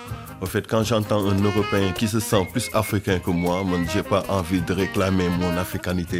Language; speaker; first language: French; non-native, local second language; Wolof